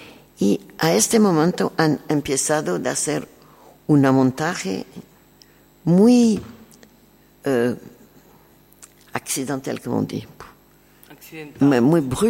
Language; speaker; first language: Spanish; non-native, learner; French